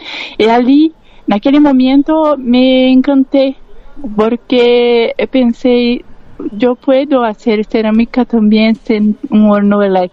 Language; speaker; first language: Spanish; non-native, learner; Portuguese